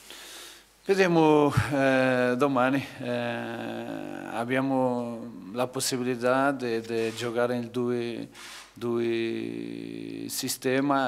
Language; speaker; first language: Italian; non-native, fluent; Portuguese